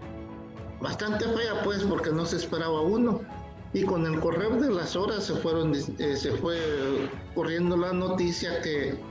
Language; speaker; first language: Spanish; native; Spanish